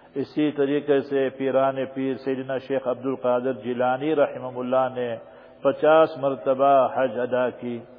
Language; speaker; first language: Urdu; native; Urdu